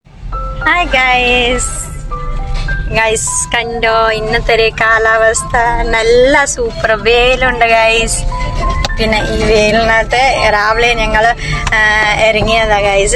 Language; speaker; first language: Malayalam; non-native, local second language; Hindi